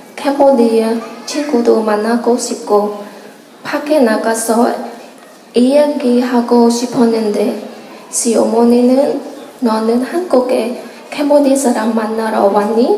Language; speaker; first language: Korean; non-native, learner; Khmer